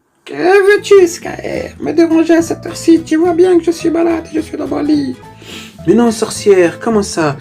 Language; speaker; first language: French; native; French